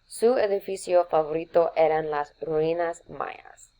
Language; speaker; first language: Spanish; non-native, learner; English